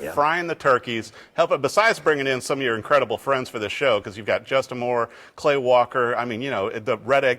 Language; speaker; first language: English; native; English